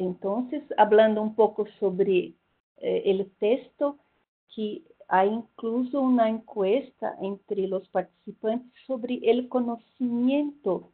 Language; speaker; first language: Spanish; non-native, fluent; Portuguese